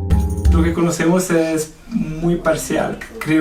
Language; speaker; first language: Spanish; non-native, fluent; Portuguese